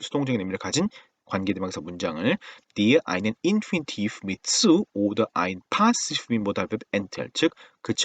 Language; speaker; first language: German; non-native, fluent; Korean